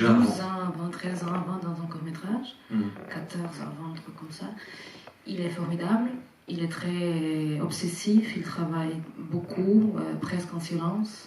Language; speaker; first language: French; non-native, fluent; Portuguese